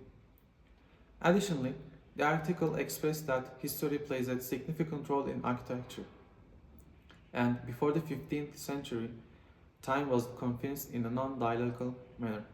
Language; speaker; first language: English; non-native, learner; Turkish